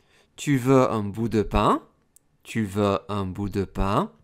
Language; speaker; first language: French; non-native, fluent; English